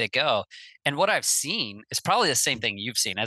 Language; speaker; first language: English; native; English